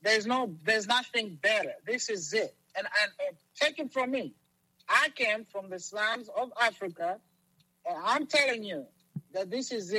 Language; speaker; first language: English; non-native, local second language; Kinyarwanda